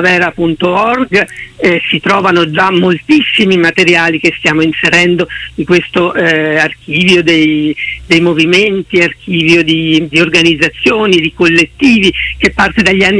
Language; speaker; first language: Italian; native; Italian